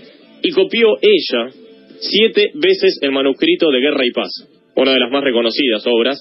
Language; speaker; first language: Spanish; native; Spanish